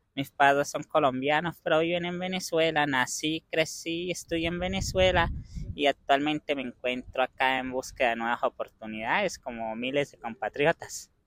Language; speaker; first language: Spanish; native; Spanish